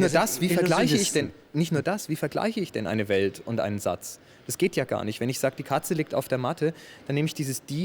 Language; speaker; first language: German; native; German